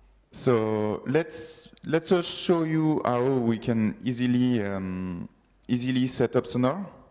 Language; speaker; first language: English; non-native, fluent; French